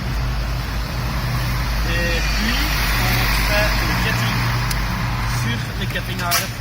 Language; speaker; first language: French; non-native, learner; Dutch